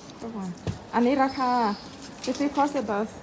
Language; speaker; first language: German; non-native, learner; Thai